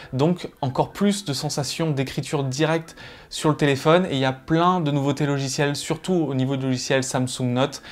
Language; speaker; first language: French; native; French